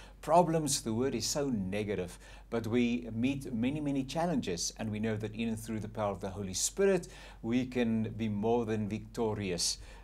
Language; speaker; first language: English; non-native, local second language; Afrikaans